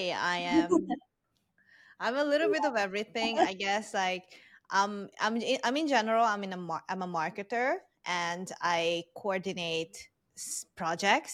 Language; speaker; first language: English; non-native, fluent; Hungarian